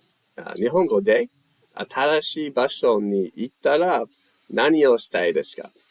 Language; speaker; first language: Japanese; non-native, learner; English